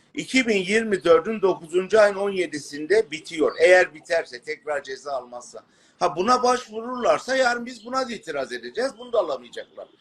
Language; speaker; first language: Turkish; native; Turkish